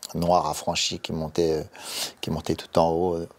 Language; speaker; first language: French; native; French